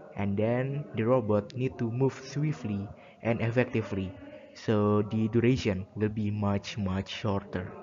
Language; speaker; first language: English; non-native, learner; Indonesian